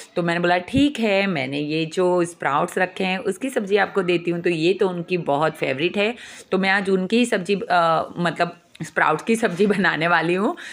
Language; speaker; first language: Hindi; non-native, local second language; Gujarati